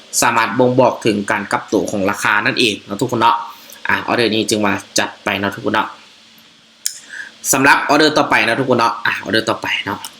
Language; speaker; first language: Thai; non-native, local second language; Northeastern Thai